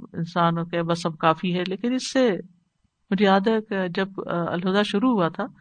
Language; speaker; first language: Urdu; native; Urdu